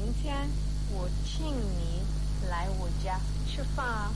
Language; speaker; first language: Chinese; non-native, learner; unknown